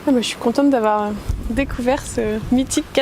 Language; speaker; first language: French; native; French